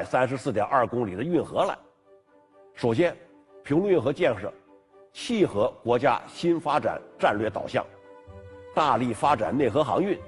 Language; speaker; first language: Chinese; native; Chinese